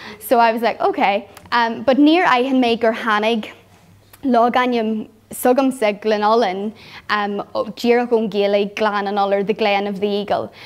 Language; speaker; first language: Irish; non-native, local second language; English